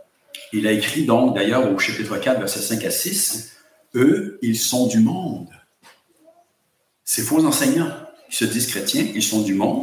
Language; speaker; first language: French; native; French